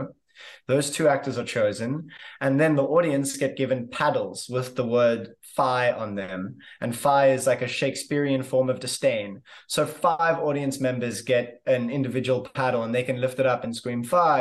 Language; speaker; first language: English; native; English